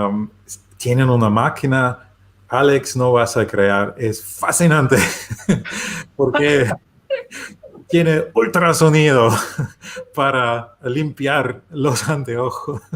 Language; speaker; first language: Spanish; non-native, learner; German